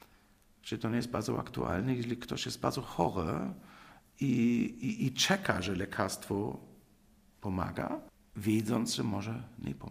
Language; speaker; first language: Polish; non-native, fluent; German